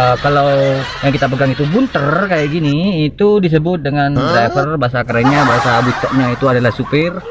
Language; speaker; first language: Indonesian; non-native, local second language; Madurese